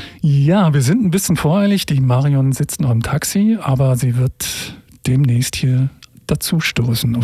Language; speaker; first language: German; native; German